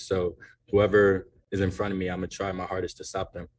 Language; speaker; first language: English; native; English